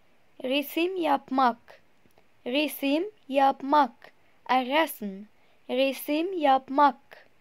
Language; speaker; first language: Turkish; non-native, fluent; Arabic